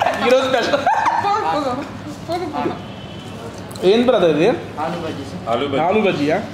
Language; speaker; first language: Telugu; native; Telugu